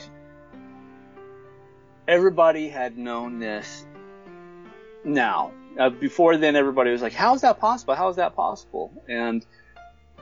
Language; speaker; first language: English; native; English